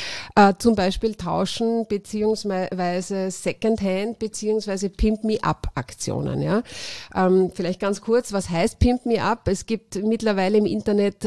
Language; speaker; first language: German; native; German